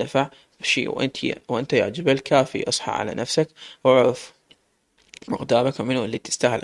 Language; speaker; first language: Arabic; native; Arabic